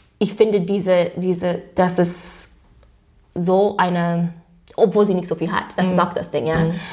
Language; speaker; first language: German; non-native, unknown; English